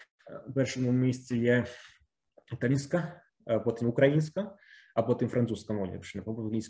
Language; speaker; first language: Ukrainian; non-native, fluent; Italian